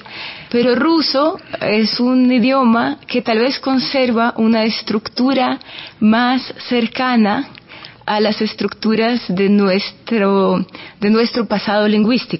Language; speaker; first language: Spanish; non-native, fluent; Russian